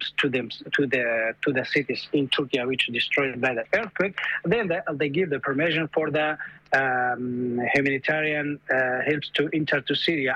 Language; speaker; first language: English; non-native, fluent; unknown